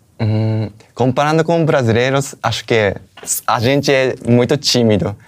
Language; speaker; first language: Portuguese; non-native, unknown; Japanese